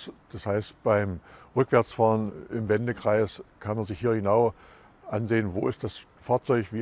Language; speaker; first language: German; native; German